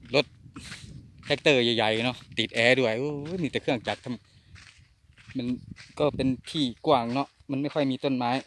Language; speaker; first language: Thai; non-native, local second language; Northeastern Thai